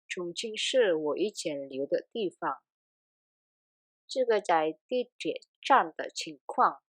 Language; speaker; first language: Chinese; non-native, learner; Indonesian